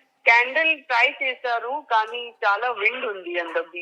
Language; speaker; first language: Telugu; non-native, learner; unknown